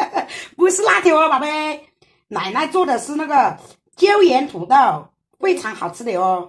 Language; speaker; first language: Chinese; native; Chinese